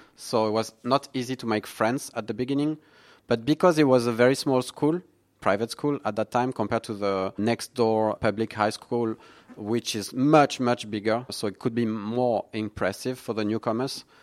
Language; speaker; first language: English; non-native, fluent; French